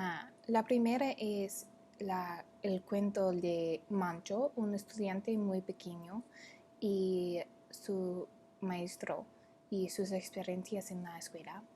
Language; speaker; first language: Spanish; non-native, learner; English